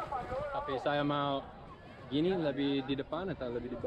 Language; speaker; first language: Indonesian; non-native, learner; English